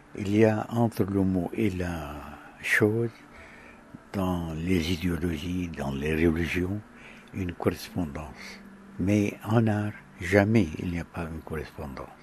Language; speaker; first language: French; non-native, fluent; Arabic